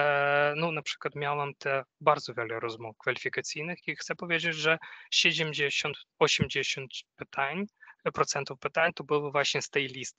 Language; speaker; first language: Polish; non-native, fluent; Ukrainian